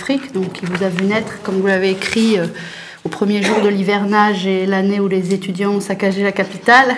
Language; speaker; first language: French; native; French